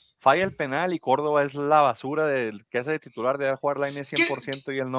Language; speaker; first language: Spanish; native; Spanish